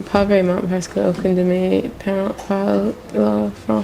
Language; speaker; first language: French; non-native, local second language; English